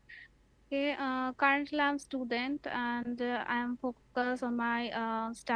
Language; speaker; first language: English; non-native, learner; Bangla